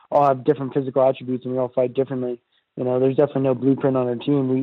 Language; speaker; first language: English; native; English